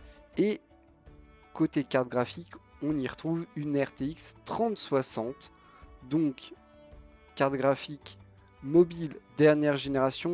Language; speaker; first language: French; native; French